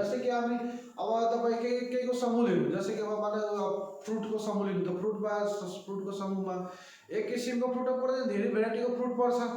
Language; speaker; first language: Nepali; non-native, local second language; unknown